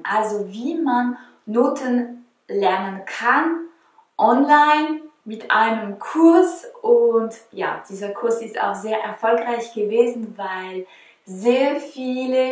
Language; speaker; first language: German; non-native, fluent; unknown